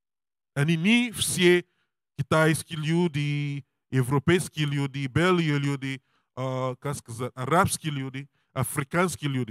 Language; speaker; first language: Russian; non-native, learner; English